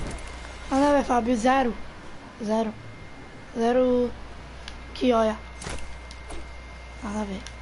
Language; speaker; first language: Portuguese; non-native, fluent; Italian